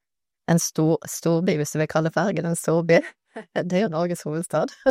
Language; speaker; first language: Norwegian; native; Norwegian